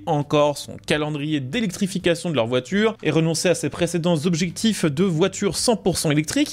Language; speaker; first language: French; native; French